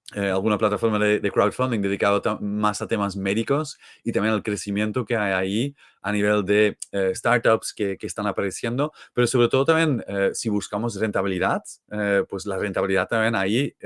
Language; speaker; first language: Spanish; non-native, fluent; Dutch